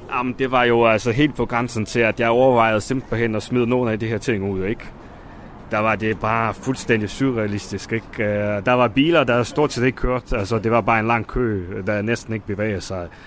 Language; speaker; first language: Danish; non-native, fluent; Russian